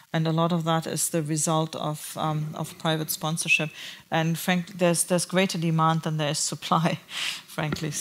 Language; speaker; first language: English; non-native, fluent; German